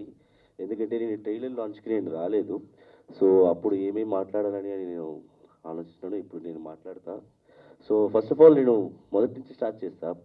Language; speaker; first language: Telugu; non-native, learner; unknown